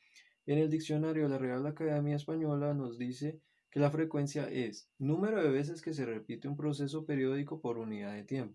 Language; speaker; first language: Spanish; native; Spanish